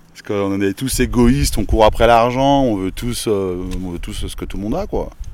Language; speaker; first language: French; native; French